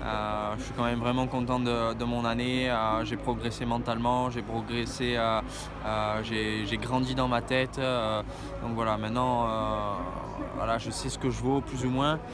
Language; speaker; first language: French; native; French